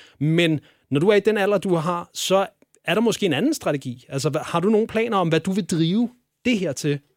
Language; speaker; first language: Danish; native; Danish